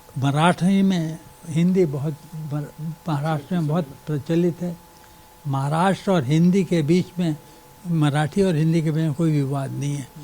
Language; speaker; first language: Hindi; native; Hindi